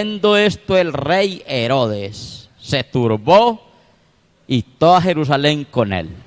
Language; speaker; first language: Spanish; native; Spanish